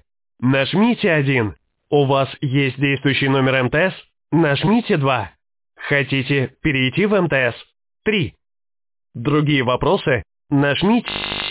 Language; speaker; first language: Russian; native; Russian